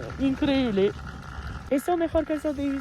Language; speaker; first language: Spanish; non-native, learner; French